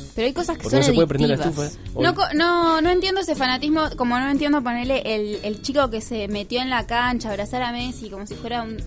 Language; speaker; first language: Spanish; native; Spanish